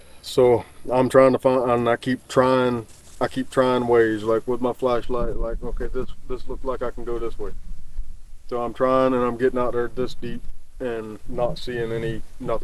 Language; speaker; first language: English; native; English